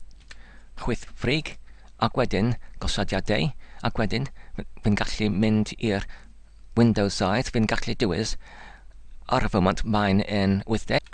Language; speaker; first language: Welsh; non-native, learner; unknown